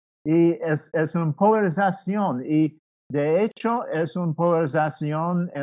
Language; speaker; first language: Spanish; non-native, fluent; English